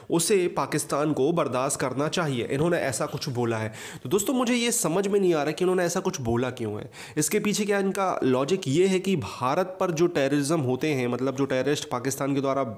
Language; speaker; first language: Hindi; native; Hindi